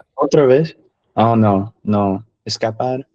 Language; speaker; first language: Spanish; non-native, learner; English